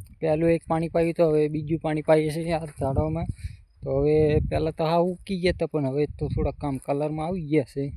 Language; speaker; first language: Gujarati; non-native, local second language; Bhili